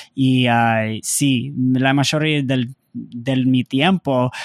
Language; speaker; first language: Spanish; non-native, learner; English